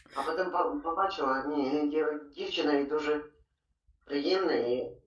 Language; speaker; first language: Ukrainian; non-native, local second language; Russian